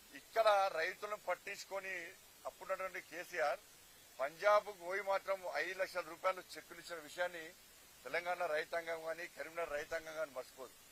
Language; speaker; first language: Telugu; native; Telugu